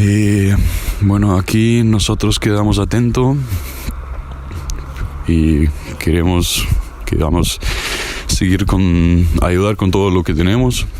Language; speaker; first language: Spanish; non-native, fluent; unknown